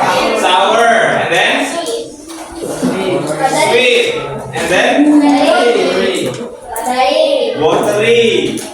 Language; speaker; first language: English; non-native, fluent; Indonesian